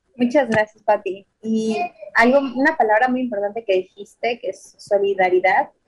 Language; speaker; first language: Spanish; native; Spanish